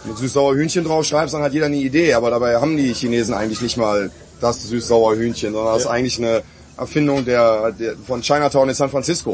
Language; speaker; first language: German; native; German